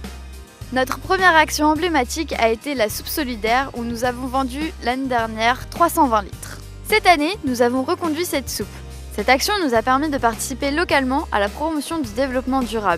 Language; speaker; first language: French; native; French